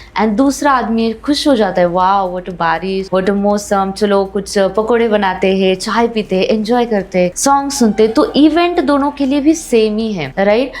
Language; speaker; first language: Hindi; non-native, local second language; Marathi